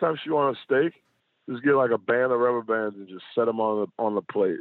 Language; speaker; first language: English; native; English